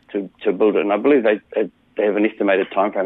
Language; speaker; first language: English; native; English